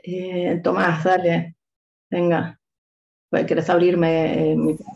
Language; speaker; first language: Spanish; native; Spanish